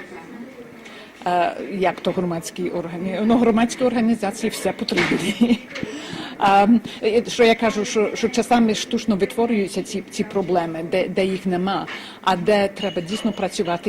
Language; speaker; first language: Ukrainian; early bilingual, heritage; Ukrainian